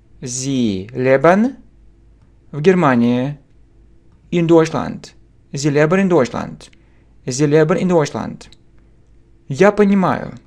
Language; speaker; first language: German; non-native, fluent; Russian